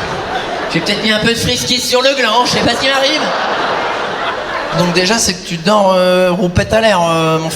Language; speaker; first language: French; native; French